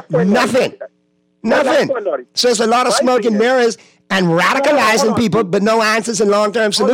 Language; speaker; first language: English; native; English